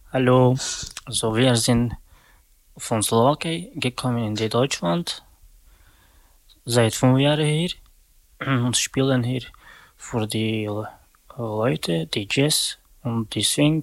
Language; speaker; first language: German; non-native, learner; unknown